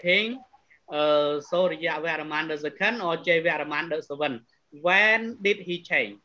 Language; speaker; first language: English; non-native, fluent; Khmer